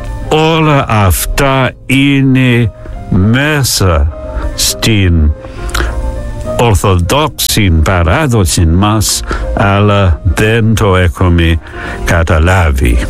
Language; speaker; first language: Greek; non-native, fluent; English